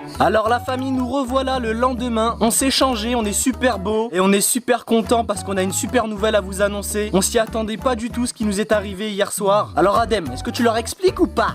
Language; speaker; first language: French; native; French